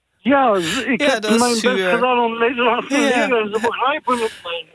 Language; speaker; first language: Dutch; non-native, fluent; Turkish